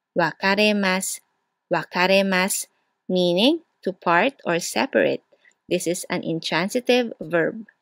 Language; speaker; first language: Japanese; non-native, fluent; Burmese